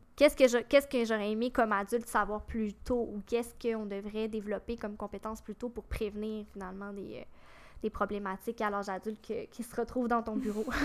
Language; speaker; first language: French; native; French